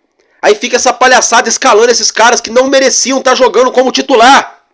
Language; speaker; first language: Portuguese; native; Portuguese